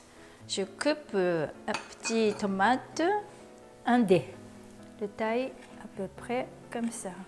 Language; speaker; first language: French; non-native, learner; Japanese